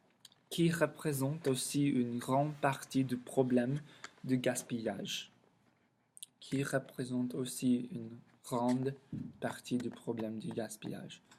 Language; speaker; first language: French; non-native, learner; English